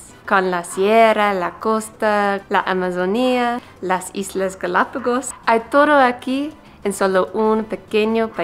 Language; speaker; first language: Spanish; non-native, learner; English